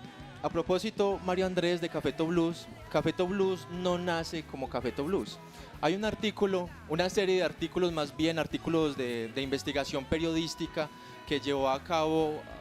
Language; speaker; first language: Spanish; native; Spanish